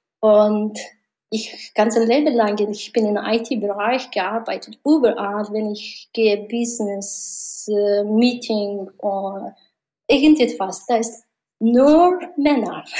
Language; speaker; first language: German; non-native, learner; Mongolian